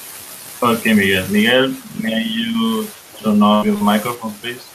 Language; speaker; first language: English; non-native, fluent; Spanish